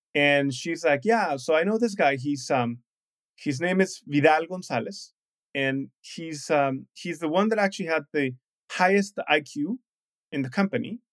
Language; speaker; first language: English; non-native, fluent; Spanish